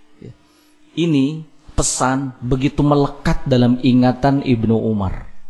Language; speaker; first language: Indonesian; native; Indonesian